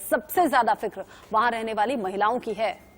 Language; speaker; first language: Hindi; native; Hindi